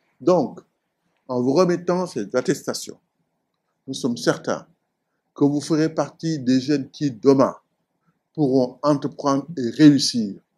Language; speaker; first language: French; non-native, local second language; Wolof